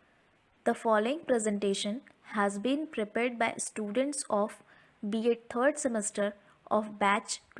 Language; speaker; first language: English; non-native, local second language; Hindi